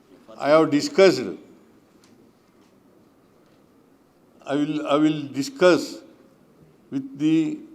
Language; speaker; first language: English; non-native, local second language; Kannada